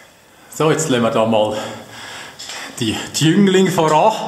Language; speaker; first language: German; native; German